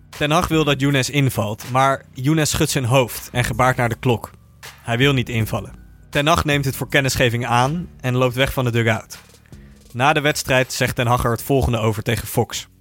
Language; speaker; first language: Dutch; native; Dutch